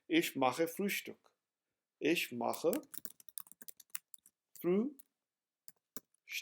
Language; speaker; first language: German; non-native, fluent; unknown